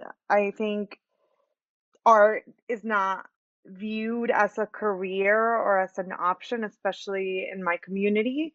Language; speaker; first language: English; early bilingual, other home language; Spanish